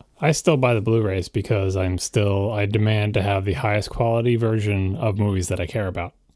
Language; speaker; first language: English; native; English